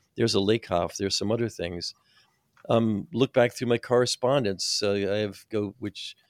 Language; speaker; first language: English; native; English